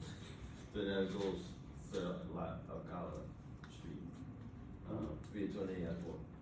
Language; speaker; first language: French; non-native, learner; English